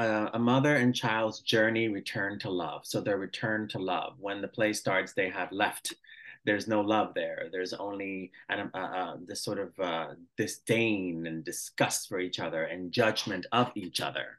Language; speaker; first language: English; early bilingual, other home language; Spanish